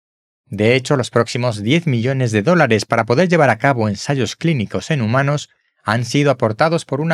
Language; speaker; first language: Spanish; native; Spanish